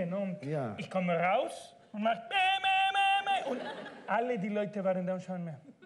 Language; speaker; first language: German; non-native, fluent; Spanish